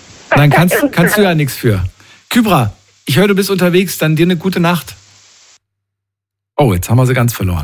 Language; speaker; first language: German; native; German